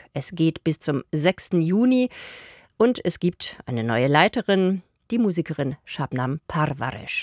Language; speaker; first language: German; native; German